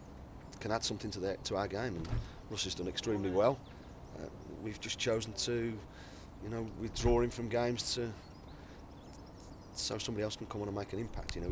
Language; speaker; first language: English; native; English